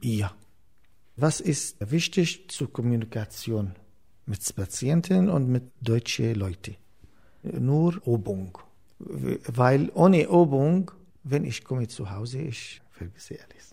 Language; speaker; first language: German; non-native, learner; Arabic